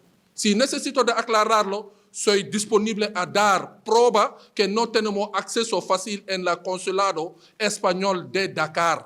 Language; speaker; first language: Spanish; non-native, fluent; Wolof